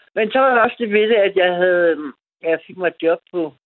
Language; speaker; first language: Danish; native; Danish